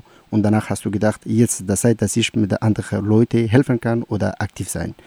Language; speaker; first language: German; non-native, learner; Persian